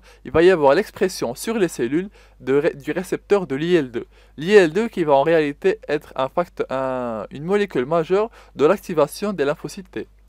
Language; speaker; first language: French; non-native, local second language; Arabic